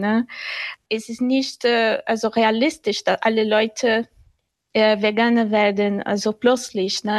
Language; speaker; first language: German; non-native, fluent; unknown